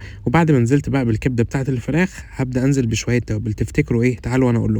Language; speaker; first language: Arabic; native; Arabic